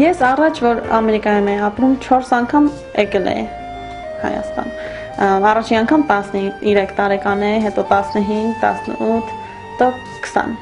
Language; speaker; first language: Armenian; early bilingual, heritage; Armenian